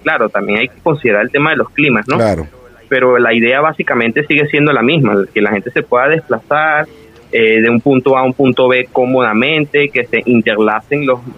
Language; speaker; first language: Spanish; native; Spanish